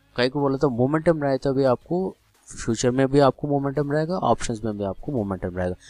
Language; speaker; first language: Hindi; non-native, local second language; Telugu